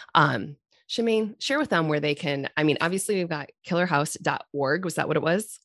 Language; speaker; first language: English; native; English